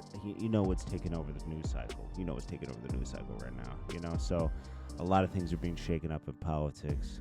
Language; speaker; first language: English; native; English